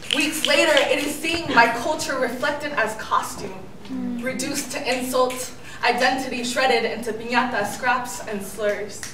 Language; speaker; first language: English; early bilingual, other home language; Spanish